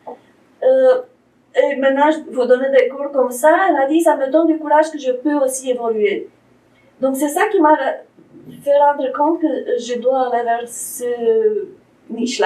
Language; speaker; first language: French; non-native, fluent; Romanian